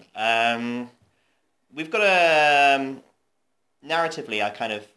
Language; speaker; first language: English; native; English